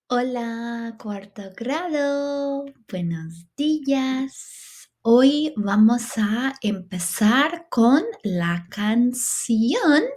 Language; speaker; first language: Spanish; non-native, fluent; English